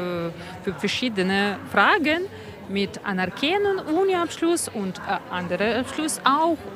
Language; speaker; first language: German; non-native, learner; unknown